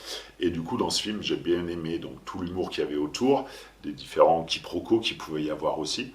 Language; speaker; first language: French; native; French